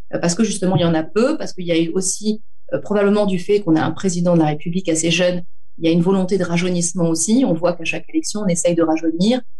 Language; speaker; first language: French; native; French